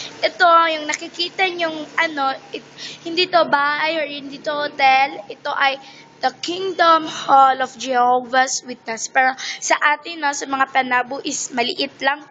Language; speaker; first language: Filipino; non-native, local second language; Cebuano